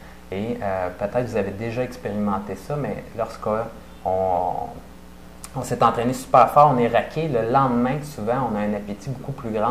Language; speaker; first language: French; native; French